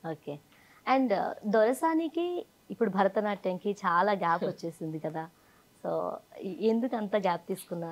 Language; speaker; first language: Telugu; native; Telugu